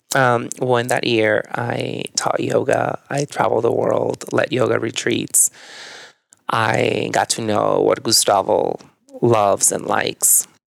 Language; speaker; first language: English; early bilingual, other home language; Spanish